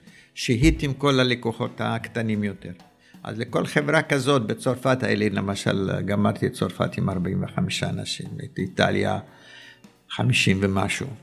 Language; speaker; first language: Hebrew; early bilingual, other home language; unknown